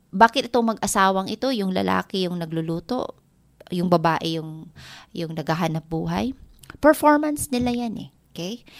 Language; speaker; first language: Filipino; non-native, local second language; Waray